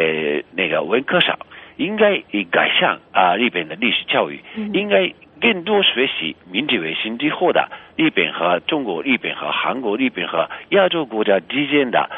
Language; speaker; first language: Chinese; non-native, fluent; Japanese